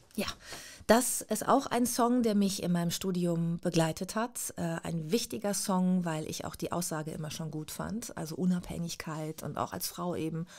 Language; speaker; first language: German; native; German